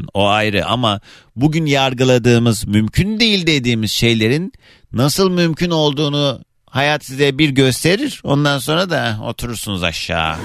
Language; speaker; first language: Turkish; native; Turkish